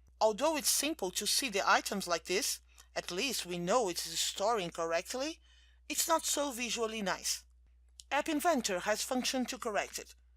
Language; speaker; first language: English; non-native, fluent; Portuguese